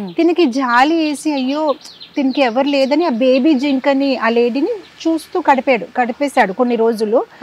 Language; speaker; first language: Telugu; non-native, fluent; Gujarati